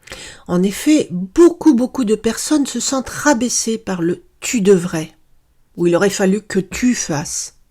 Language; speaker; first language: French; native; French